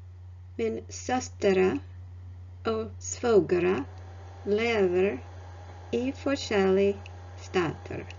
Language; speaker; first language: Norwegian; non-native, learner; English